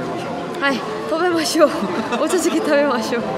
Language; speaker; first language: Japanese; non-native, learner; Korean